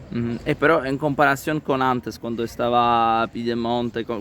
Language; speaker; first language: Spanish; non-native, learner; Italian